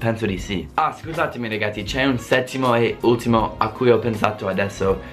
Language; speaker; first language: Italian; non-native, fluent; English